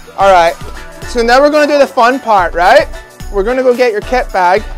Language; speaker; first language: English; native; English